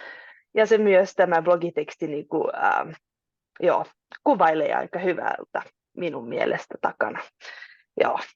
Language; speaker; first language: Finnish; non-native, local second language; Swedish